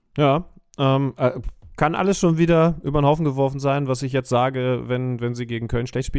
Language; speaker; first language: German; native; German